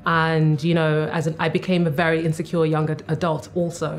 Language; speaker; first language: English; native; English